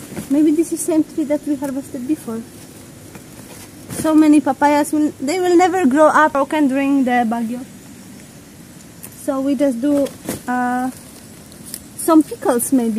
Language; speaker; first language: English; non-native, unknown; Polish